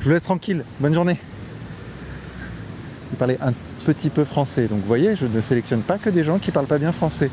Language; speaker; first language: French; native; French